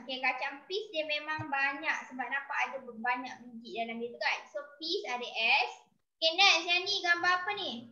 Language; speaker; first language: Malay; native; Malay